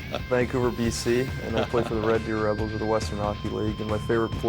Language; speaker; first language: English; native; English